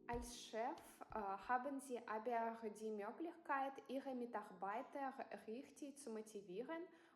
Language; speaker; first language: German; non-native, learner; Russian